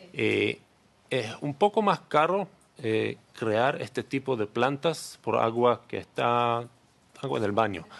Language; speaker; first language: Spanish; non-native, learner; Hebrew